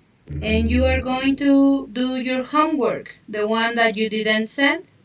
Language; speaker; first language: English; non-native, fluent; Spanish